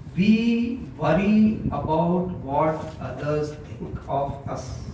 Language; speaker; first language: English; non-native, local second language; Hindi